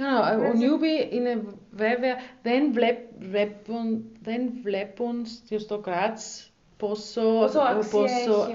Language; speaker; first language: Greek; non-native, learner; German